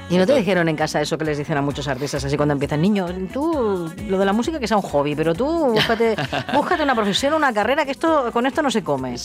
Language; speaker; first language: Spanish; native; Spanish